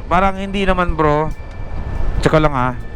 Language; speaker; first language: Filipino; native; Filipino